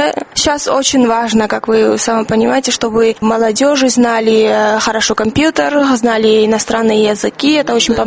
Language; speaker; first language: Russian; non-native, fluent; Georgian